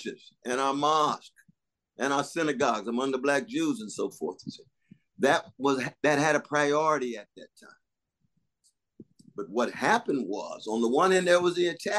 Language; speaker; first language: English; native; English